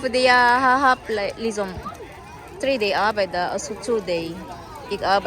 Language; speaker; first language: Danish; non-native, learner; Filipino